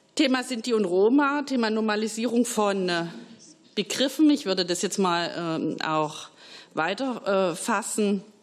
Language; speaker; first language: German; native; German